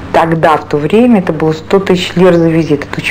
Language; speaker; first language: Russian; native; Russian